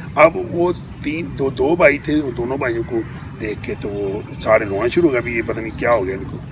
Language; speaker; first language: Urdu; non-native, local second language; Punjabi